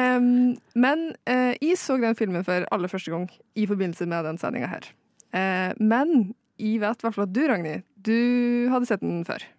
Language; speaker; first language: Norwegian; native; Norwegian